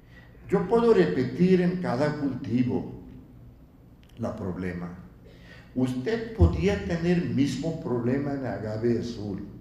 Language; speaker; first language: Spanish; non-native, fluent; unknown